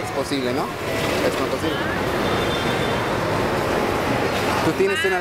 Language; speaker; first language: Spanish; non-native, learner; English